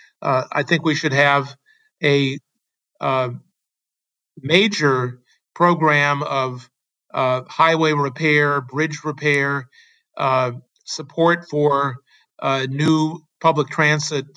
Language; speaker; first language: English; native; English